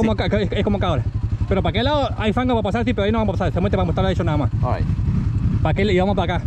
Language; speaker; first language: Spanish; native; Spanish